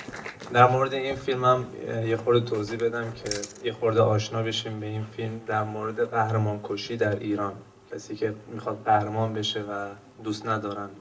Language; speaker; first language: Persian; non-native, local second language; Turkmen